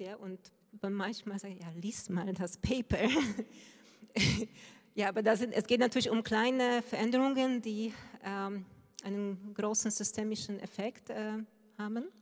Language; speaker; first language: German; non-native, fluent; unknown